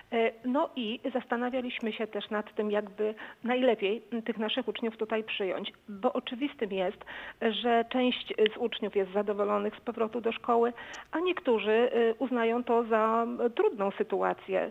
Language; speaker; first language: Polish; native; Polish